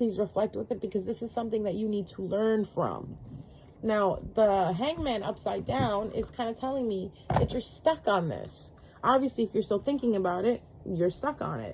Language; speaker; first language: English; native; English